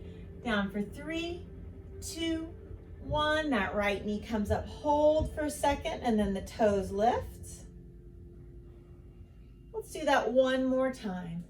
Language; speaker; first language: English; native; English